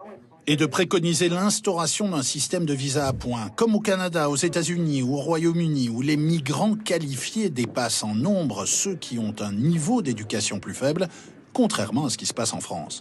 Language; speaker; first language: French; native; French